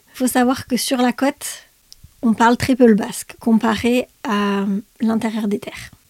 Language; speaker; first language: French; native; French